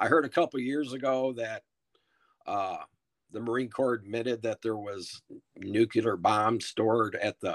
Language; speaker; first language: English; native; English